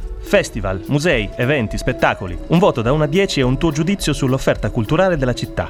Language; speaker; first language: Italian; native; Italian